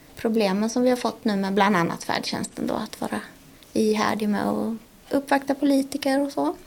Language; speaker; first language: Swedish; native; Swedish